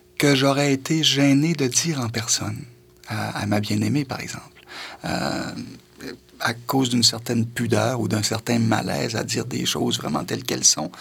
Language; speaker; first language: French; native; French